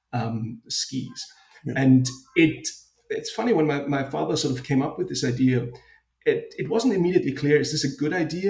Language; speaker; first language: English; non-native, fluent; German